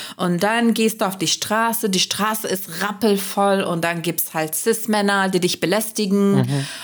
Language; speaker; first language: German; non-native, fluent; Turkish